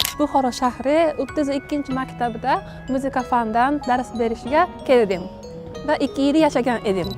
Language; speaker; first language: Uzbek; non-native, fluent; Japanese